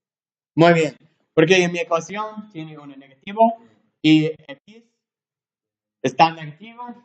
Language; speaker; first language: Spanish; non-native, learner; English